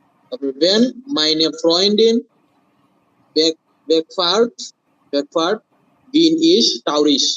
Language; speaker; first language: German; non-native, learner; Bangla